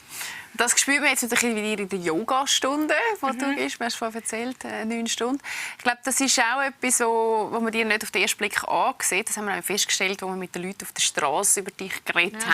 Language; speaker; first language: German; native; German